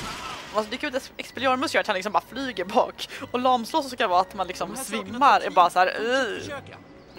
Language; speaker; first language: Swedish; native; Swedish